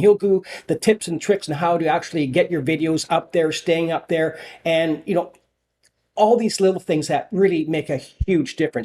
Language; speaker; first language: English; native; English